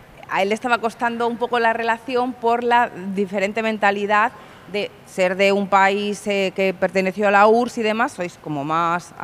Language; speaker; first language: Spanish; native; Spanish